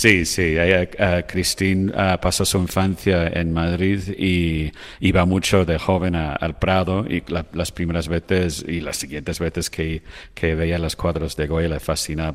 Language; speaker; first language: Spanish; non-native, fluent; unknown